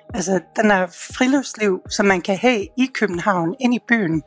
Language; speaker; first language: Danish; non-native, fluent; English